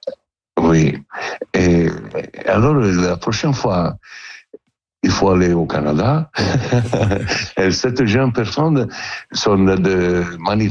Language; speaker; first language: French; non-native, learner; Italian